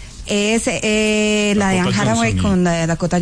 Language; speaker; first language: Spanish; native; Spanish